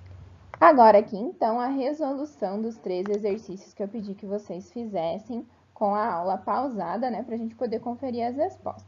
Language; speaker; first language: Portuguese; native; Portuguese